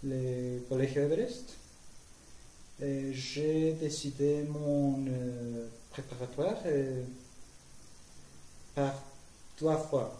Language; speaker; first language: French; non-native, learner; Spanish